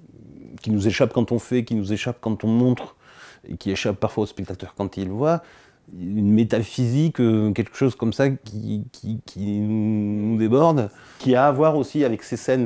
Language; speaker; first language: French; native; French